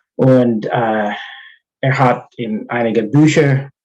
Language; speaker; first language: German; non-native, learner; English